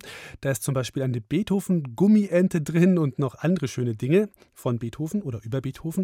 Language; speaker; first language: German; native; German